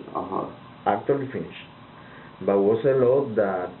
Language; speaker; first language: English; non-native, learner; Spanish